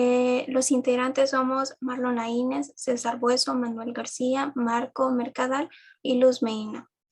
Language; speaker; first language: Spanish; native; Spanish